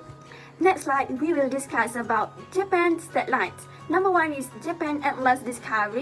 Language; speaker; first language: English; non-native, learner; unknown